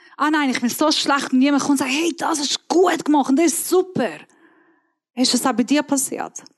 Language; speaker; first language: German; non-native, fluent; Persian